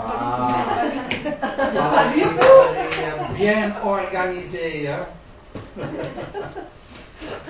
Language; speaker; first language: French; non-native, learner; Dutch